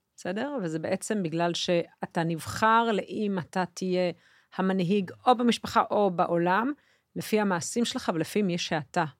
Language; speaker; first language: Hebrew; native; Hebrew